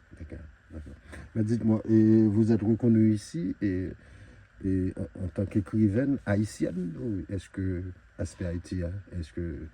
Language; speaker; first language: French; non-native, local second language; Haitian Creole